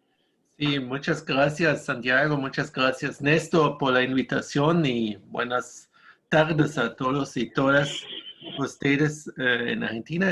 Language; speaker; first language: Spanish; non-native, fluent; German